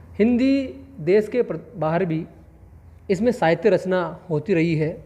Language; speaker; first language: Hindi; native; Hindi